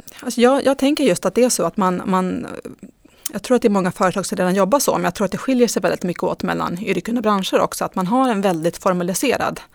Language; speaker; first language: Swedish; native; Swedish